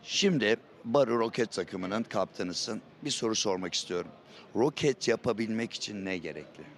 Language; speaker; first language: Turkish; native; Turkish